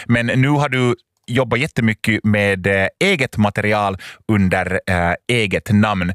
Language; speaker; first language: Swedish; native; Swedish